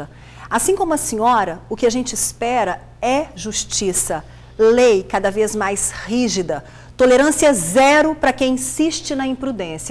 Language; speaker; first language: Portuguese; native; Portuguese